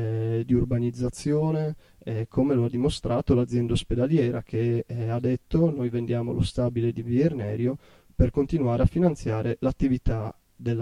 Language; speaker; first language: Italian; native; Italian